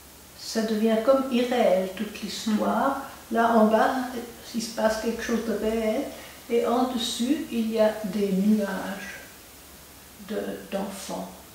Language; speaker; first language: French; non-native, local second language; German